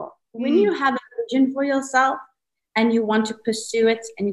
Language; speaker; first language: English; native; English